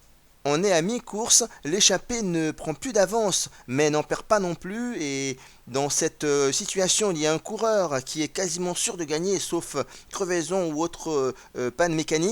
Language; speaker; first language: French; native; French